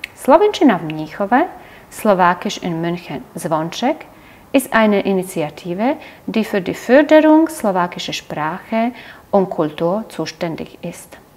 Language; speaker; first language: German; non-native, fluent; Slovak